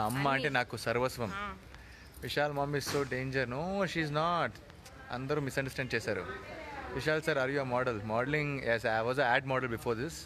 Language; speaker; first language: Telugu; non-native, learner; Arabic